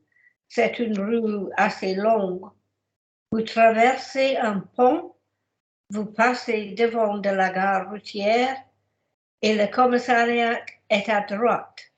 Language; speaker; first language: French; non-native, learner; English